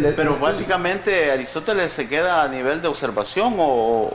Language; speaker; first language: Spanish; native; Spanish